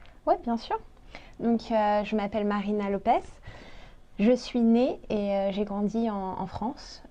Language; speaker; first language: French; early bilingual, other home language; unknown